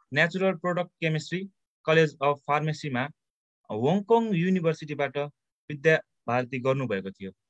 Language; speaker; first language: Nepali; native; Nepali